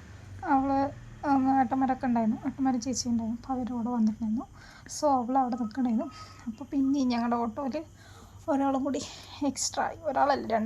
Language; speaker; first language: Malayalam; native; Malayalam